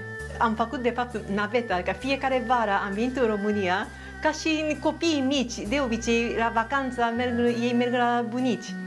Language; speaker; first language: Romanian; non-native, fluent; Japanese